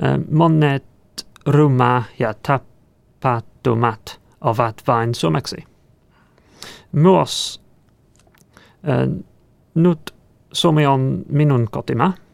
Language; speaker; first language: Finnish; non-native, learner; English